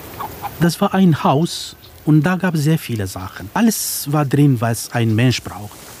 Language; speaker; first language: German; non-native, fluent; Kurdish